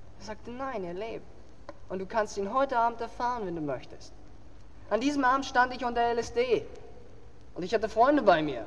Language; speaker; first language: German; native; German